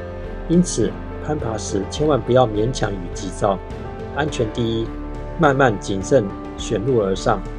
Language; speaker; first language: Chinese; native; Chinese